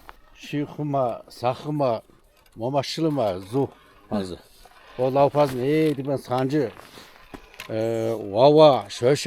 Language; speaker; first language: Chinese; non-native, local second language; Kazakh